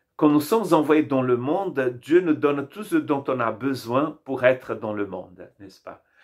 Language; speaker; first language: French; non-native, fluent; Portuguese